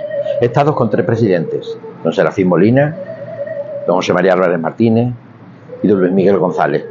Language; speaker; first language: Spanish; native; Spanish